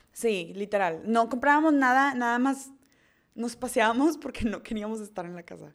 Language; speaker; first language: Spanish; early bilingual, heritage; Spanish